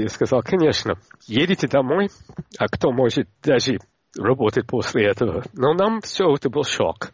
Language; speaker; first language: Russian; non-native, fluent; English